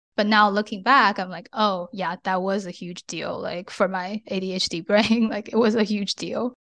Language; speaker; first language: English; non-native, fluent; Chinese